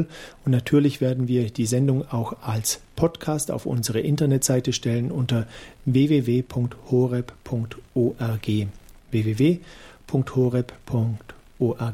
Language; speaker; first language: German; native; German